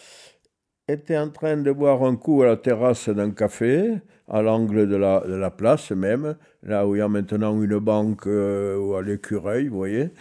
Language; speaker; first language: French; native; French